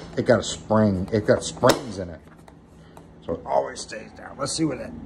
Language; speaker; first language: English; native; English